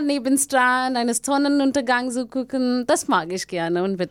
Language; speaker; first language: German; non-native, learner; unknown